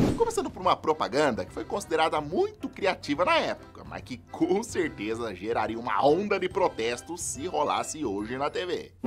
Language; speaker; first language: Portuguese; native; Portuguese